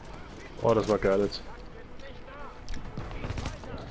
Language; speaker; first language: German; native; German